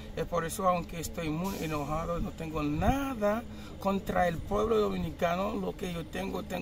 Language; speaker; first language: Spanish; non-native, fluent; Haitian Creole